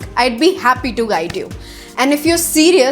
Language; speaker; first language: English; non-native, local second language; Hindi